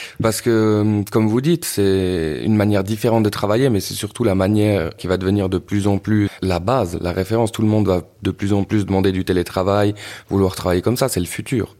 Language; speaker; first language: French; native; French